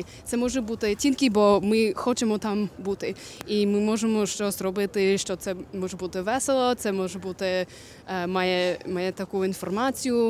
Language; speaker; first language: Ukrainian; non-native, learner; English